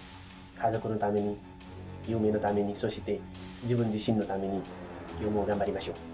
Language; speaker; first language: Japanese; non-native, learner; Nepali